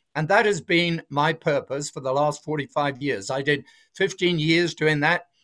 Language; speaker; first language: English; native; English